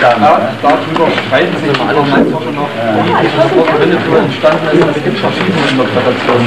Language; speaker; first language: German; native; German